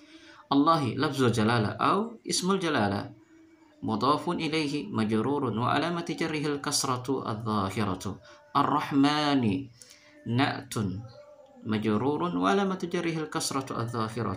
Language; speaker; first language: Arabic; non-native, fluent; Indonesian